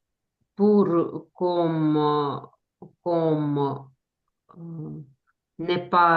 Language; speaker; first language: French; non-native, learner; Ukrainian